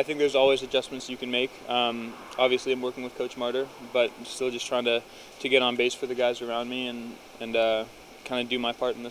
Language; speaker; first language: English; native; English